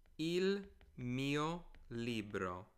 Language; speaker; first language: Italian; non-native, fluent; English